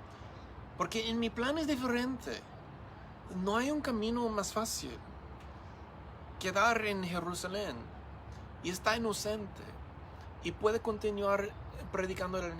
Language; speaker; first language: Spanish; non-native, learner; English